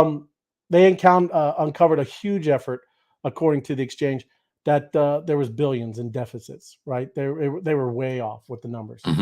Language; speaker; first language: English; native; English